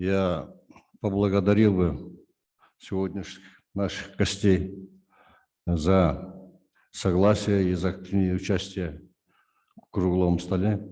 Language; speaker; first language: Russian; non-native, local second language; Kyrgyz